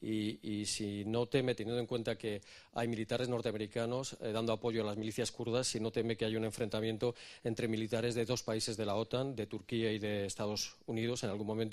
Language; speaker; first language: Spanish; native; Spanish